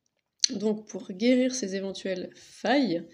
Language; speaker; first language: French; native; French